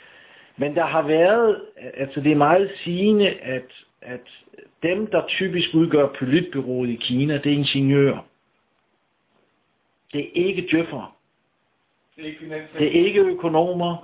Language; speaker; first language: Danish; native; Danish